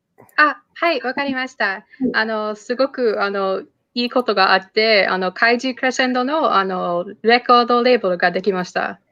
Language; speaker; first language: Japanese; non-native, fluent; English